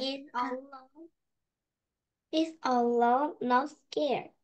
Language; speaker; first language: English; non-native, learner; Korean